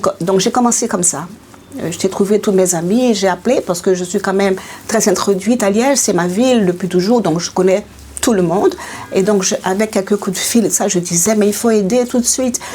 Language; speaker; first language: French; native; French